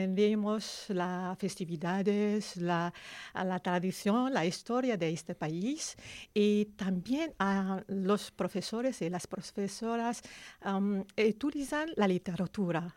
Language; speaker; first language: Spanish; non-native, learner; Arabic